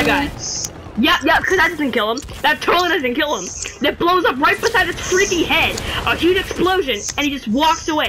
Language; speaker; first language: English; native; English